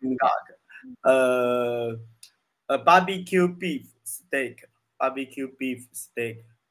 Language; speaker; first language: English; non-native, learner; Chinese